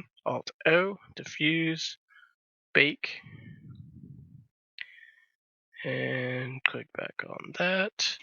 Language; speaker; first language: English; native; English